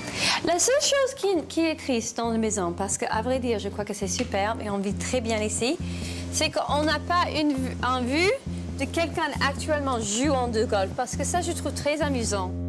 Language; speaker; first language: French; non-native, learner; English